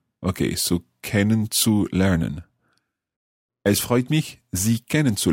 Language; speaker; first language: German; non-native, learner; English